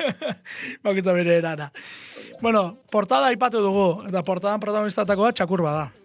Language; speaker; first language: Basque; native; Basque